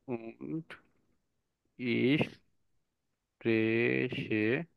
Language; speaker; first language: German; non-native, fluent; Bangla